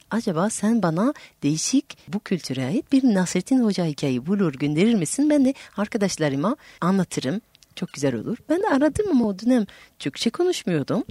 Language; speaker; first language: Turkish; non-native, fluent; French